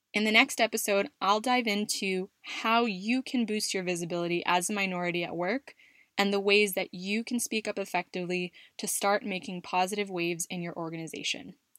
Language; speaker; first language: English; native; English